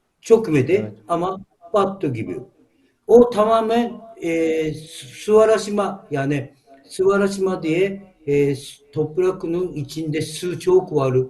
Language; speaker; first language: Turkish; non-native, learner; Japanese